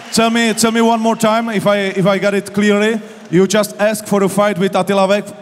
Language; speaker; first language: English; non-native, fluent; Czech